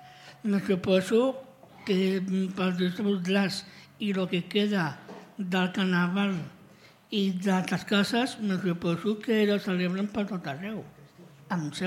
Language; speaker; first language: Catalan; non-native, local second language; Spanish